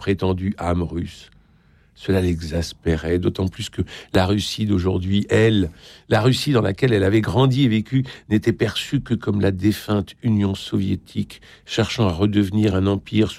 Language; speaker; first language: French; native; French